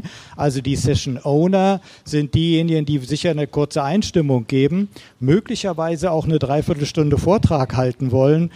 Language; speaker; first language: German; native; German